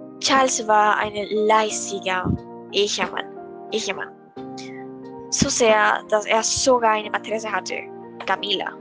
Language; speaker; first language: German; non-native, learner; Spanish